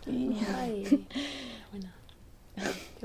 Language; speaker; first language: Spanish; non-native, learner; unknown